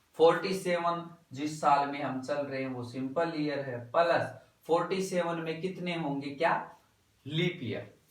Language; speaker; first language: Hindi; native; Hindi